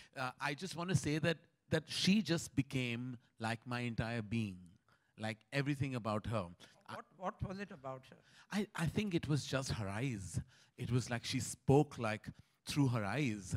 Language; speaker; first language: English; non-native, local second language; Hindi